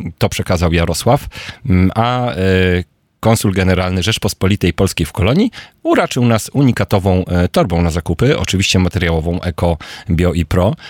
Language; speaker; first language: Polish; native; Polish